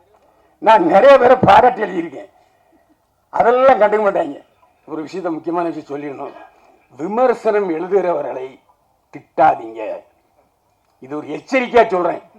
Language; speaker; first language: Tamil; native; Tamil